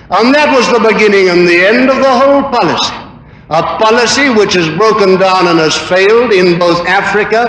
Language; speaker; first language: English; native; English